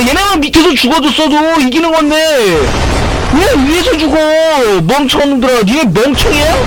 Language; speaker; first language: Korean; native; Korean